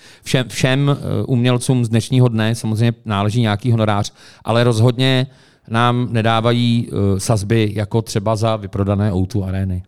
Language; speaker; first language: Czech; native; Czech